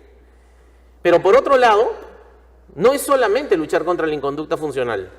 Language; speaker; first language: Spanish; native; Spanish